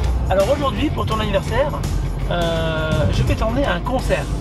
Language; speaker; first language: French; native; French